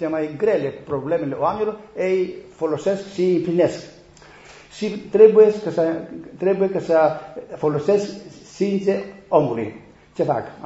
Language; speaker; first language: Romanian; non-native, learner; Greek